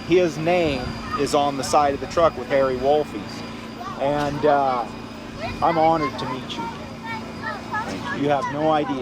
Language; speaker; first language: English; native; English